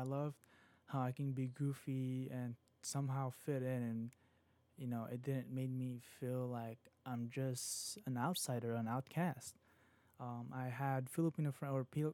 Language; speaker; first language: English; non-native, local second language; Filipino